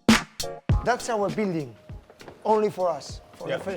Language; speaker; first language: English; non-native, fluent; Spanish